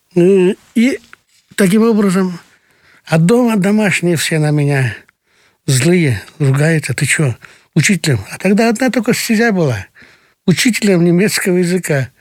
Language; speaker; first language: Russian; non-native, local second language; Kyrgyz